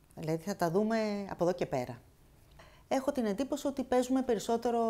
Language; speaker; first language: Greek; native; Greek